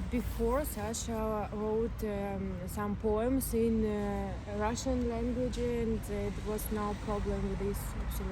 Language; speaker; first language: English; non-native, learner; Ukrainian